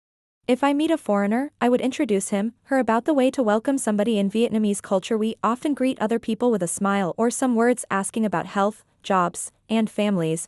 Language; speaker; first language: English; non-native, learner; Vietnamese